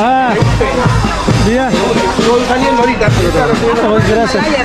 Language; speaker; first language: Spanish; non-native, learner; Turkish